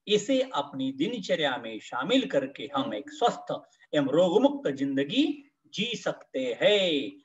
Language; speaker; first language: Hindi; non-native, local second language; Marathi